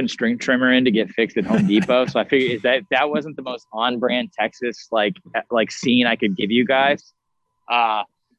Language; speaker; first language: English; native; English